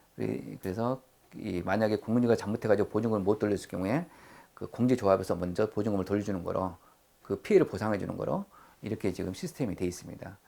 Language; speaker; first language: Korean; native; Korean